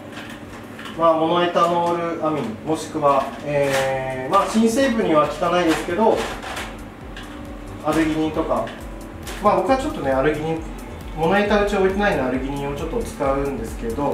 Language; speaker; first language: Japanese; native; Japanese